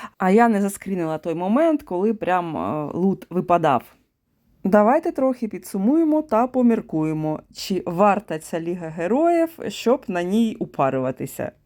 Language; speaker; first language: Ukrainian; native; Ukrainian